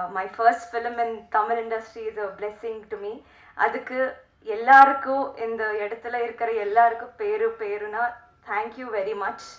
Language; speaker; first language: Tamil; non-native, learner; Telugu